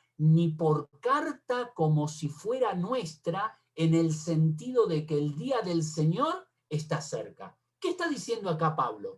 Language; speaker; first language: Spanish; native; Spanish